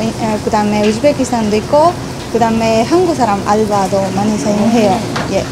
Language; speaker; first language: Korean; non-native, fluent; Spanish